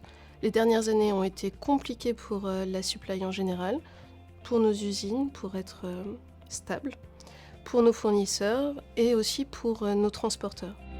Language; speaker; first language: French; native; French